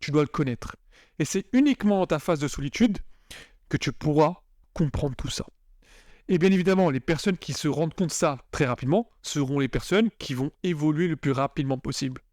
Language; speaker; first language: French; native; French